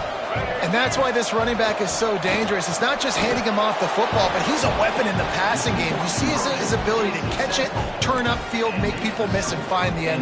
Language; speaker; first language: English; native; English